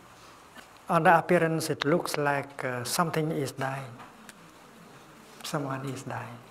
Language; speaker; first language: English; non-native, fluent; Vietnamese